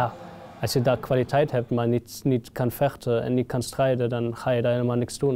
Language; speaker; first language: Dutch; non-native, fluent; German